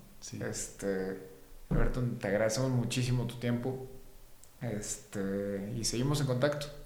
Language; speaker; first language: Spanish; native; Spanish